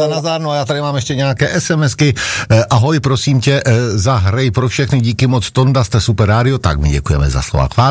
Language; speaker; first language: Czech; native; Czech